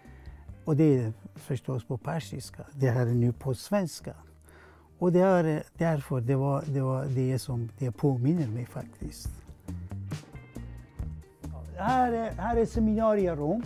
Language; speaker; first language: Swedish; non-native, fluent; Persian